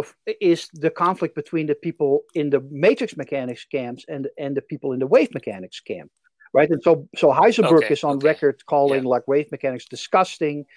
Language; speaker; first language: English; non-native, fluent; Dutch